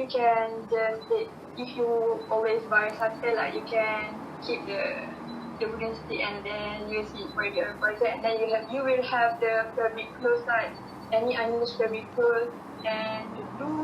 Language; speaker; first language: English; non-native, local second language; Malay